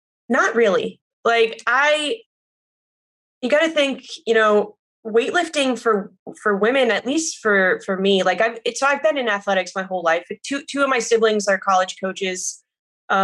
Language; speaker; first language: English; native; English